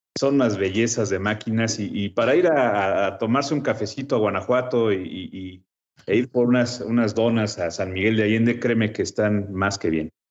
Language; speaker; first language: Spanish; native; Spanish